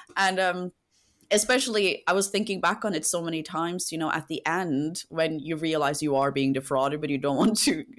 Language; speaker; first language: English; non-native, fluent; Norwegian